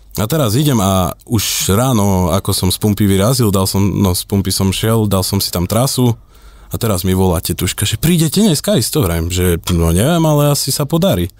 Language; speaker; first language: Slovak; native; Slovak